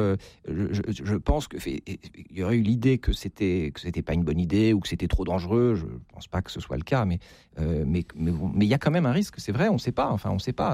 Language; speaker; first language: French; native; French